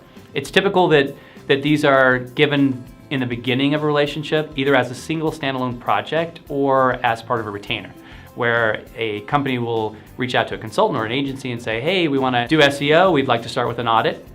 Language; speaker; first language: English; native; English